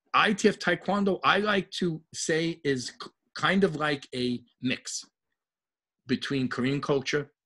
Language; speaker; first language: English; native; English